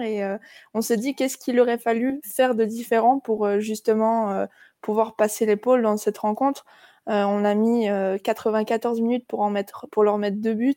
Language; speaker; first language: French; native; French